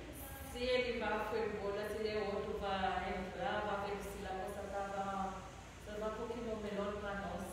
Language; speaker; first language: Portuguese; non-native, learner; Spanish